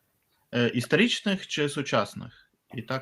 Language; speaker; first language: Ukrainian; non-native, fluent; Russian